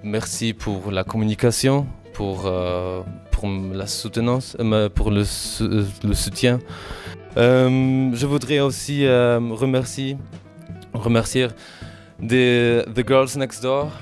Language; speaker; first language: French; non-native, fluent; German